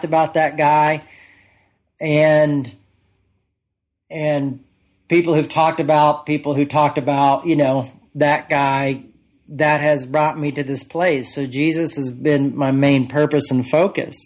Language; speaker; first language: English; native; English